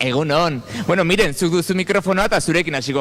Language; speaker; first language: Basque; native; Basque